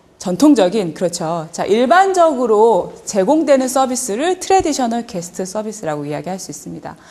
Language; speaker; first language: Korean; early bilingual, heritage; Korean